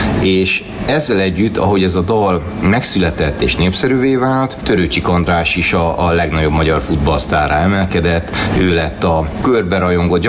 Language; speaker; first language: Hungarian; native; Hungarian